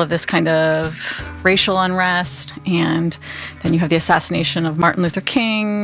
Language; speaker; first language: English; non-native, local second language; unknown